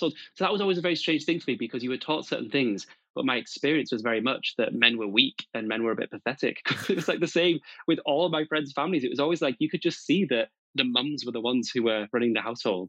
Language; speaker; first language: English; native; English